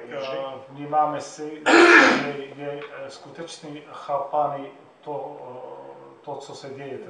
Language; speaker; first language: Czech; non-native, fluent; Arabic